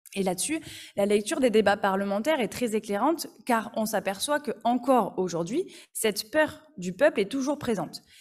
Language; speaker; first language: French; native; French